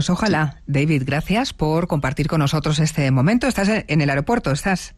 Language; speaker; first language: Spanish; native; Spanish